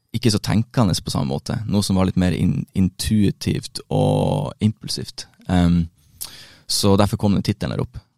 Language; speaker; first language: Norwegian; native; Norwegian